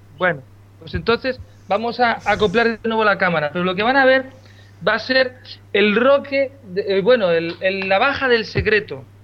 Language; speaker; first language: Spanish; native; Spanish